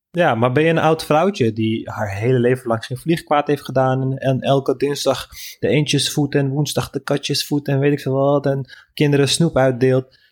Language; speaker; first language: Dutch; non-native, fluent; Turkish